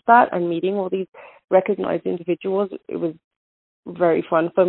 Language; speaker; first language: English; native; English